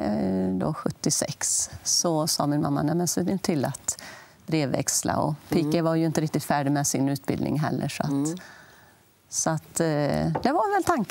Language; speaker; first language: Swedish; native; Swedish